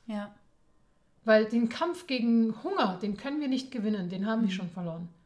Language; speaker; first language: German; early bilingual, other home language; Persian